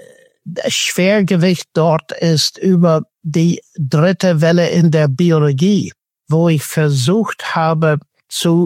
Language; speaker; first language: German; non-native, fluent; English